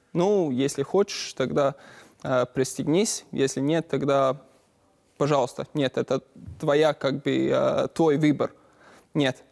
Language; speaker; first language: Russian; non-native, learner; Latvian